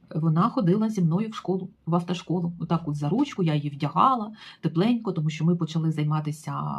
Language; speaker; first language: Ukrainian; native; Ukrainian